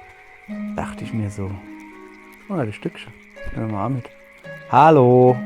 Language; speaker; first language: German; native; German